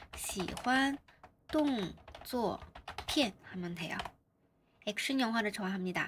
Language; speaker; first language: Korean; non-native, fluent; Chinese